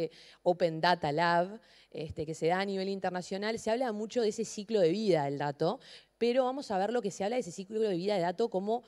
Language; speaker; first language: Spanish; native; Spanish